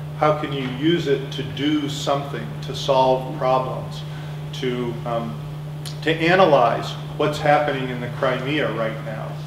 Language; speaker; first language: English; native; English